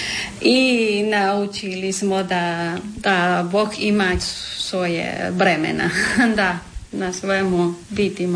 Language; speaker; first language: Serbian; non-native, learner; Spanish